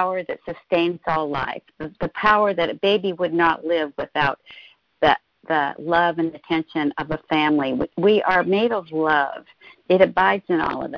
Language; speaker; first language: English; native; English